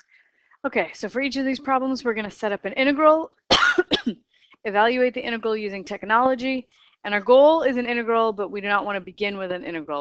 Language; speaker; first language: English; native; English